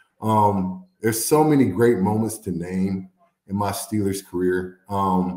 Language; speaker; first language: English; native; English